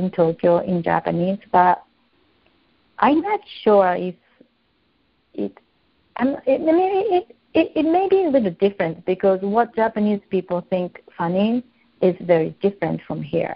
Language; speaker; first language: English; non-native, fluent; Japanese